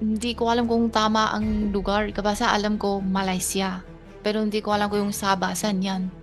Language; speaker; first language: Filipino; non-native, learner; Chinese